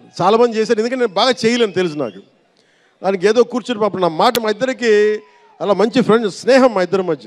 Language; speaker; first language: Telugu; native; Telugu